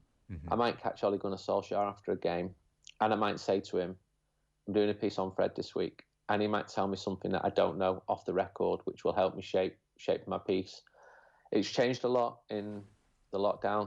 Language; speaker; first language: English; native; English